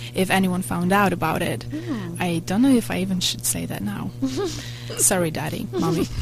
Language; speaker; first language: English; non-native, fluent; Polish